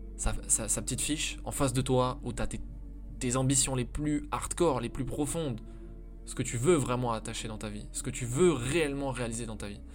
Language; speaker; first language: French; native; French